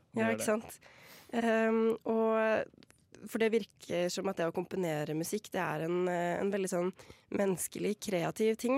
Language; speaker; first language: Norwegian; native; Norwegian